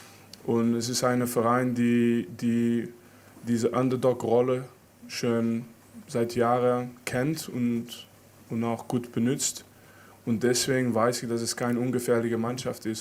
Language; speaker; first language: German; non-native, fluent; French